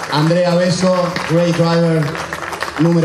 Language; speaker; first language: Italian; non-native, fluent; Spanish